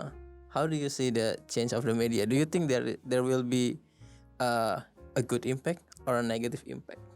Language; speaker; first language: English; non-native, learner; Indonesian